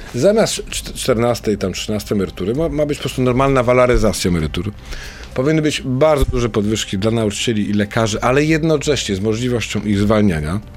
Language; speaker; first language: Polish; native; Polish